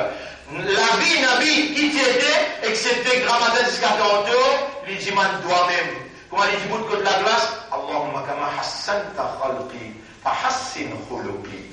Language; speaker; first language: French; non-native, local second language; Morisyen